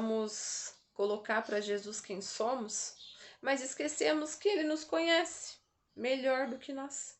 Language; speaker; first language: Portuguese; native; Portuguese